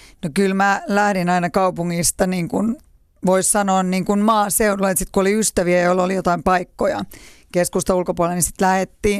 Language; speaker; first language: Finnish; native; Finnish